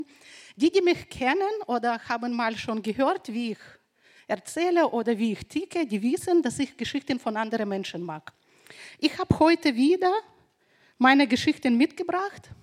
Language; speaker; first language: German; non-native, fluent; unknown